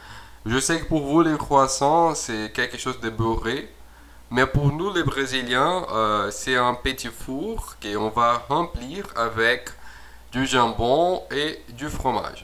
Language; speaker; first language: French; non-native, fluent; Portuguese